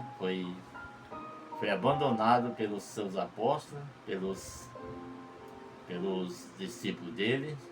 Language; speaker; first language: Portuguese; native; Portuguese